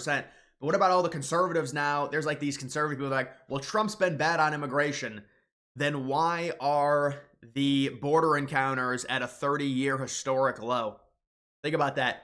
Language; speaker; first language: English; native; English